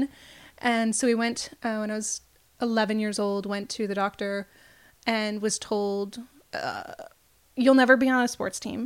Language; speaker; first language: English; native; English